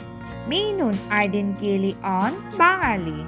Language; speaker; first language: Finnish; non-native, learner; Bangla